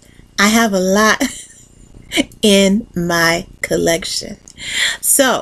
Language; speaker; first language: English; native; English